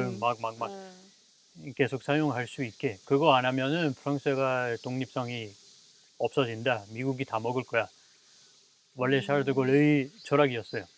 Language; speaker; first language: Korean; non-native, fluent; French